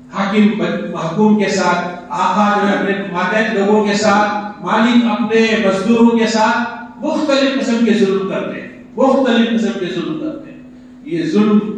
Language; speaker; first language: Urdu; native; Urdu